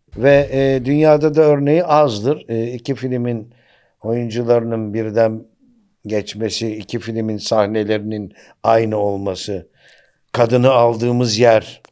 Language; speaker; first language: Turkish; native; Turkish